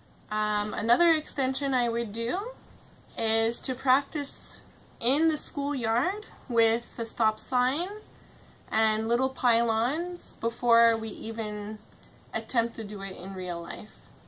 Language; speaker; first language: English; native; English